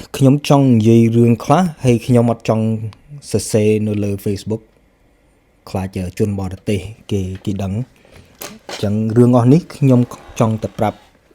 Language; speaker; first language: Khmer; early bilingual, heritage; Khmer